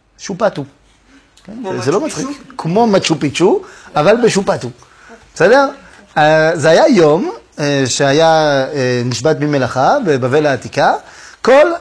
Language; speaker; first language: Hebrew; non-native, fluent; French